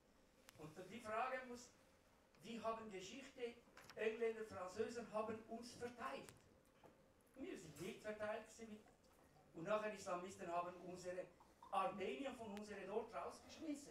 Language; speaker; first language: German; non-native, learner; Central Kurdish